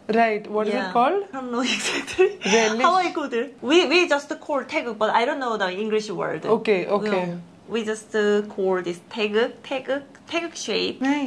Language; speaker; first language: English; non-native, learner; Korean